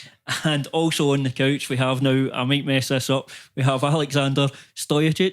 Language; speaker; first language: English; native; English